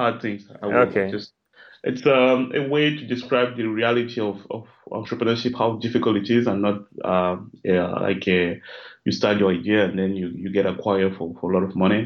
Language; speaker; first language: English; non-native, local second language; French